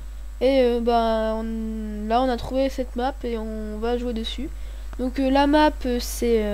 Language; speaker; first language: French; native; French